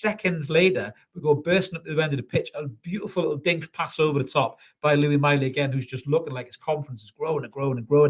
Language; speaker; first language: English; native; English